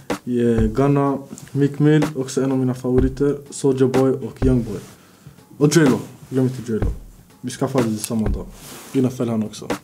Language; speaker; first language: Swedish; early bilingual, other home language; Bosnian